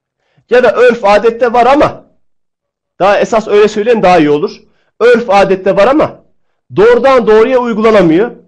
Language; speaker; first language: Turkish; native; Turkish